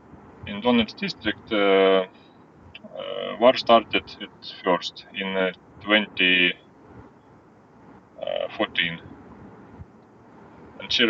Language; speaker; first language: English; non-native, learner; Ukrainian